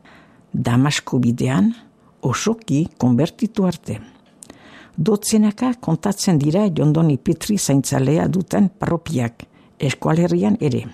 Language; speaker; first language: Basque; native; Basque